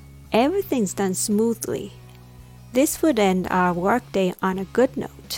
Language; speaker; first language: English; non-native, fluent; Japanese